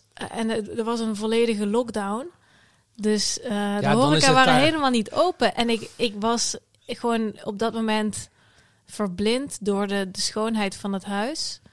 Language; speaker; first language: Dutch; native; Dutch